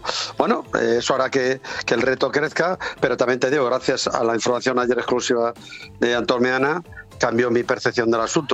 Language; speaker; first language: Spanish; native; Spanish